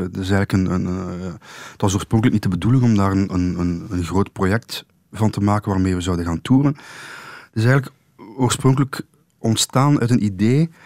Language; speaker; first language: Dutch; native; Dutch